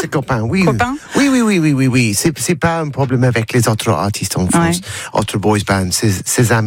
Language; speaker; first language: French; non-native, learner; English